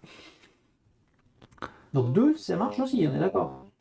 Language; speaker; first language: French; native; French